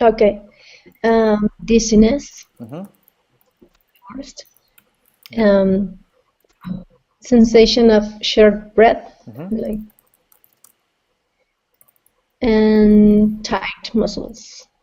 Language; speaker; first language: English; non-native, fluent; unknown